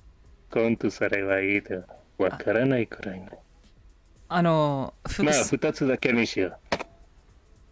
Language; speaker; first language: Japanese; non-native, learner; English